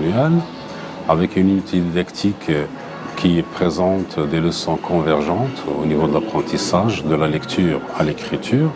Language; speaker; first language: French; non-native, local second language; Arabic